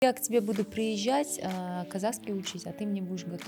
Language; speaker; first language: Russian; non-native, local second language; Kazakh